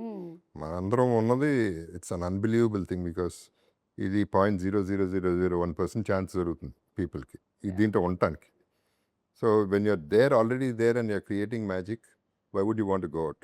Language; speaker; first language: Telugu; native; Telugu